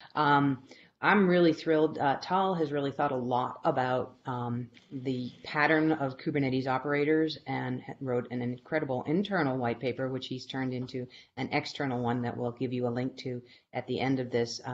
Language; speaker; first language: English; native; English